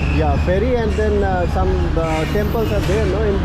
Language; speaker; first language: English; non-native, local second language; Hindi